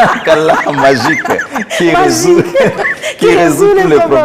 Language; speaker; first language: French; non-native, fluent; Swahili